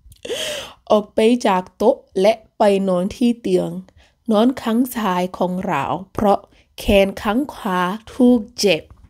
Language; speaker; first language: Thai; non-native, learner; English